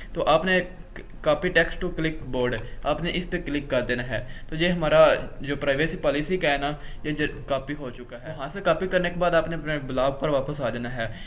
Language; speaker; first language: Urdu; non-native, local second language; Punjabi